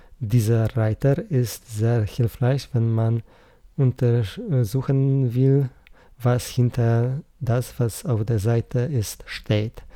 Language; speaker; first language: German; non-native, learner; Polish